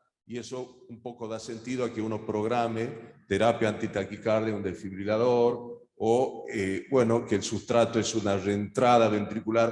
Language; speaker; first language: Spanish; native; Spanish